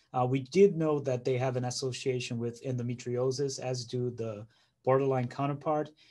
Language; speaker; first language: English; non-native, fluent; Portuguese